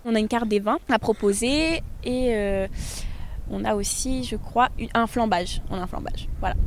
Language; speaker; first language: French; native; French